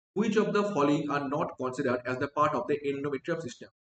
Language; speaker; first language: English; non-native, local second language; Bangla